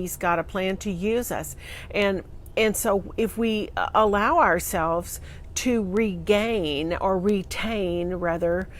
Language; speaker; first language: English; native; English